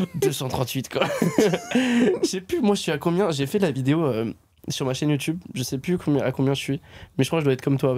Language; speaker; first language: French; native; French